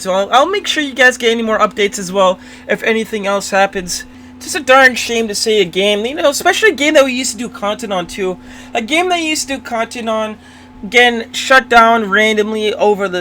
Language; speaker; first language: English; native; English